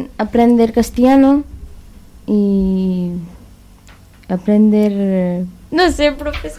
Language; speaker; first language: Spanish; non-native, learner; Urdu